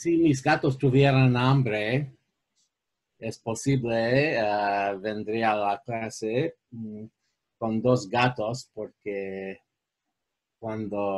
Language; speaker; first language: Spanish; non-native, learner; English